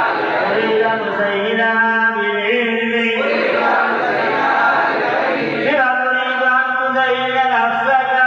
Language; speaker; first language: Arabic; non-native, fluent; Bangla